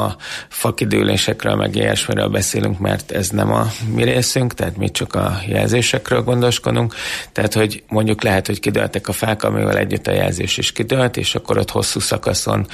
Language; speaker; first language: Hungarian; native; Hungarian